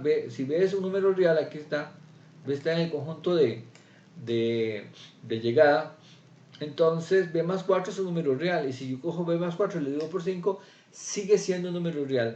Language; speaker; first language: Spanish; native; Spanish